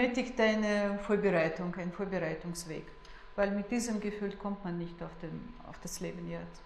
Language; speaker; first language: German; non-native, fluent; Russian